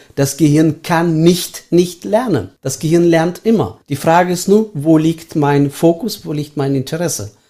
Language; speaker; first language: German; early bilingual, heritage; Estonian